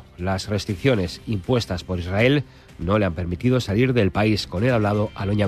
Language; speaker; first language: Spanish; native; Spanish